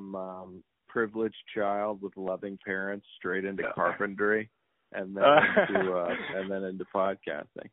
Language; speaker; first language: English; native; English